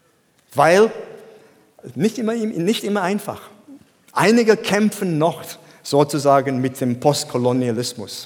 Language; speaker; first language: German; non-native, fluent; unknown